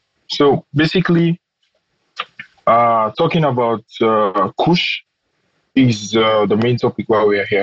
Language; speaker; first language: English; non-native, local second language; Krio